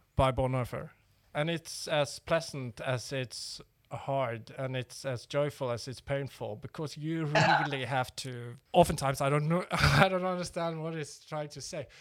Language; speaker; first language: English; non-native, fluent; Norwegian